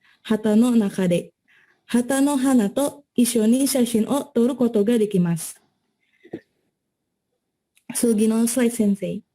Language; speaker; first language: Japanese; non-native, learner; Indonesian